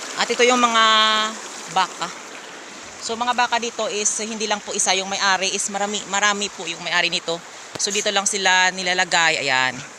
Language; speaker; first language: Filipino; non-native, local second language; Hiligaynon